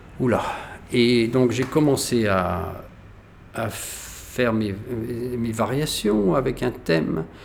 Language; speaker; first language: French; native; French